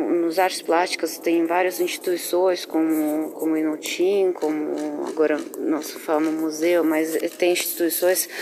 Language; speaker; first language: Portuguese; non-native, fluent; Russian